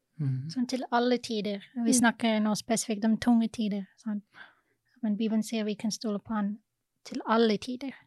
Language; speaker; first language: Norwegian; non-native, fluent; English